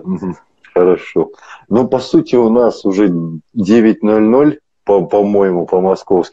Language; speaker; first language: Russian; native; Russian